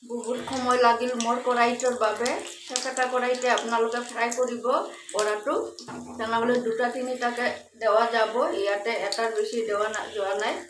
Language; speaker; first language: Assamese; native; Assamese